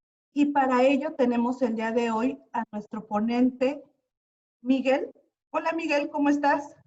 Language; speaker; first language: Spanish; native; Spanish